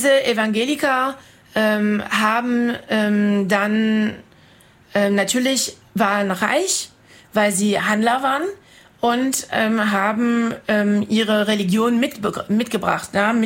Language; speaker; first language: German; non-native, fluent; French